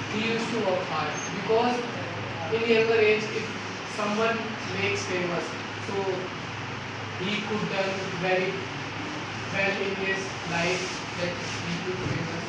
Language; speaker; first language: English; non-native, learner; Hindi